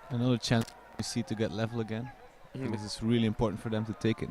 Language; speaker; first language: English; non-native, fluent; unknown